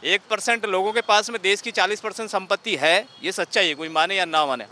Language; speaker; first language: Hindi; native; Hindi